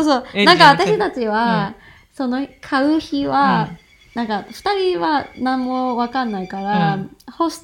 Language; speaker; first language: Japanese; non-native, fluent; Cantonese